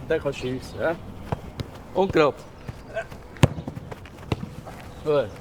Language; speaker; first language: German; native; German